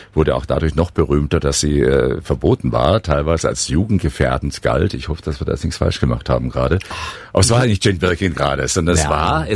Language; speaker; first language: German; native; German